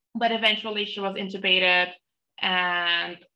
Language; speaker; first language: English; non-native, fluent; Portuguese